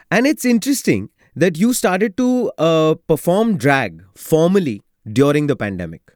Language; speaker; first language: English; non-native, local second language; Hindi